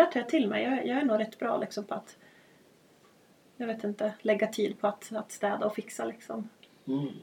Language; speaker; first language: Swedish; native; Swedish